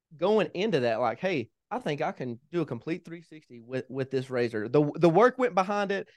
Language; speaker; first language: English; native; English